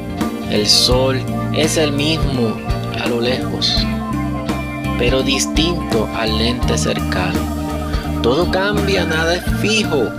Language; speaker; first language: Spanish; native; Spanish